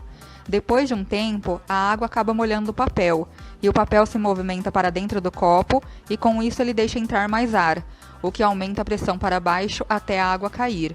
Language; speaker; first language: Portuguese; native; Portuguese